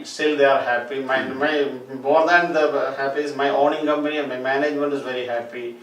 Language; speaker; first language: English; non-native, local second language; Malayalam